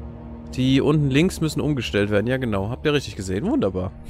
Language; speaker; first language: German; native; German